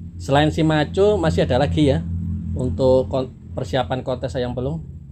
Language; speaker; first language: Indonesian; native; Indonesian